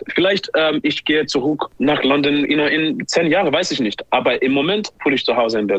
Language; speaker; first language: German; non-native, learner; English